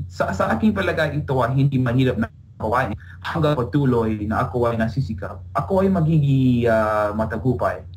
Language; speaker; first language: Filipino; non-native, learner; English